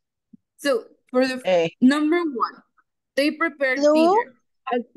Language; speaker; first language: English; non-native, fluent; Spanish